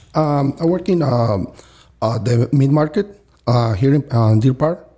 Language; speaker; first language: English; non-native, learner; Spanish